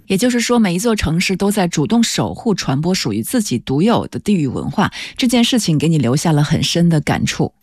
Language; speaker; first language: Chinese; native; Chinese